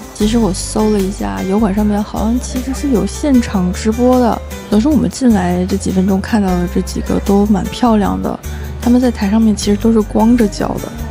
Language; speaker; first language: Chinese; native; Chinese